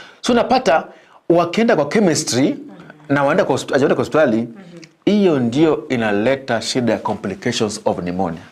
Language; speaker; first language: Swahili; non-native, local second language; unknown